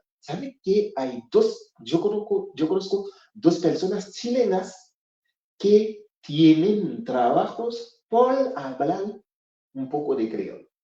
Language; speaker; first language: Spanish; non-native, fluent; Haitian Creole